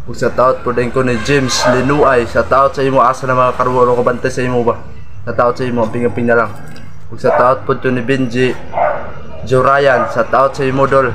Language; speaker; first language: Filipino; non-native, local second language; Cebuano